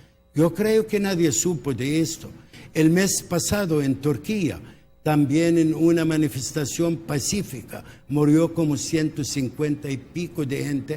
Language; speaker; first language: Spanish; non-native, local second language; Arabic